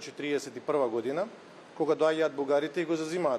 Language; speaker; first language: Macedonian; native; Macedonian